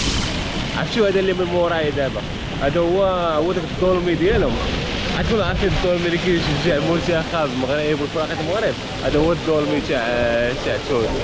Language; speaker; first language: Arabic; native; Arabic